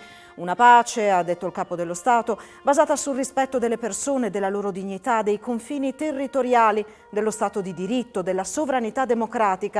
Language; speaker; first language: Italian; native; Italian